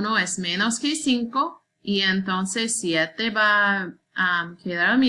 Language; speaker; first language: Spanish; non-native, learner; English